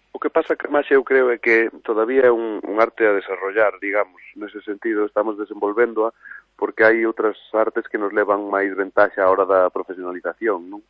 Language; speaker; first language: Galician; non-native, local second language; Spanish